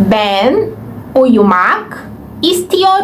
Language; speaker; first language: Turkish; non-native, fluent; Portuguese